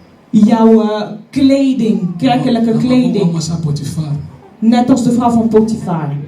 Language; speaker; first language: Dutch; non-native, fluent; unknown